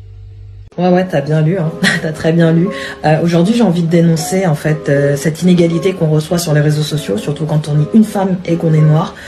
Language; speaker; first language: French; native; French